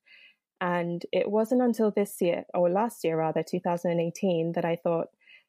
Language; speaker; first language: English; non-native, local second language; Yoruba